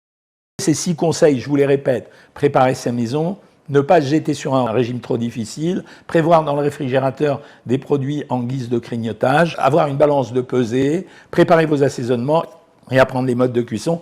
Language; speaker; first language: French; native; French